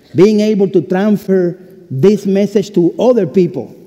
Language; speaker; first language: English; non-native, fluent; Spanish